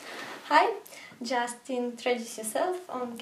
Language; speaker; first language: English; non-native, learner; Russian